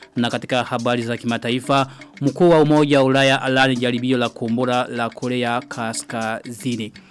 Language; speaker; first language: Swahili; non-native, local second language; Rundi